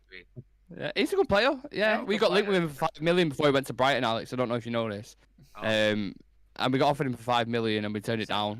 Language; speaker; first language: English; native; English